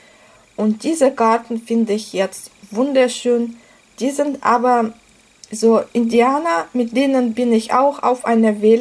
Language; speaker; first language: German; non-native, fluent; Russian